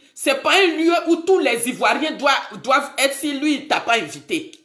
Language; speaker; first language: French; non-native, local second language; Baoulé